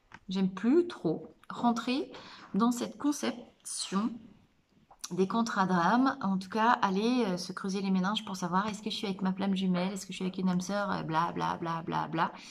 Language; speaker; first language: French; native; French